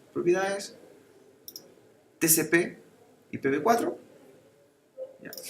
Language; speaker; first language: Spanish; native; Spanish